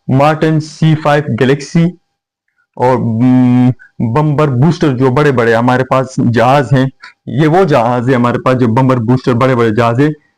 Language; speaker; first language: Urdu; non-native, fluent; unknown